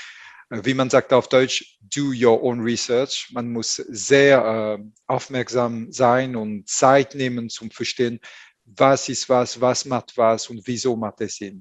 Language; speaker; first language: German; non-native, fluent; French